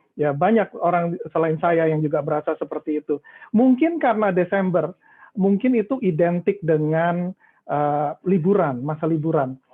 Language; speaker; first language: Indonesian; native; Indonesian